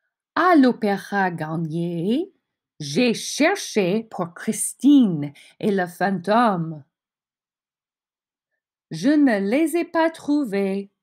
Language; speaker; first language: French; non-native, fluent; English